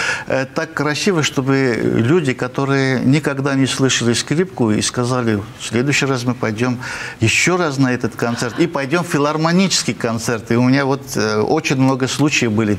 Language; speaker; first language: Russian; non-native, fluent; Armenian